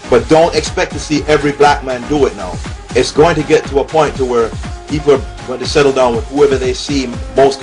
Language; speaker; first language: English; native; English